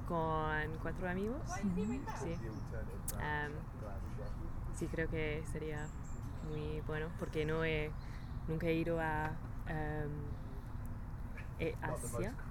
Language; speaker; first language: Spanish; non-native, learner; English